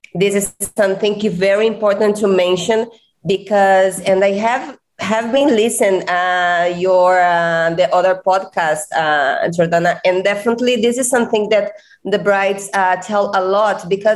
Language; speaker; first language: English; non-native, fluent; Portuguese